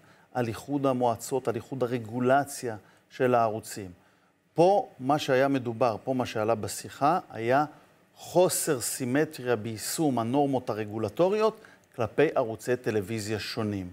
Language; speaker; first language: Hebrew; native; Hebrew